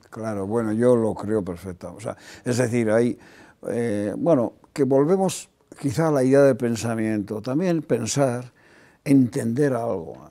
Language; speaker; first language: Spanish; non-native, local second language; Basque